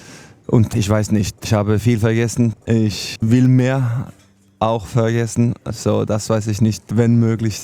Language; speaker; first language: German; non-native, learner; Norwegian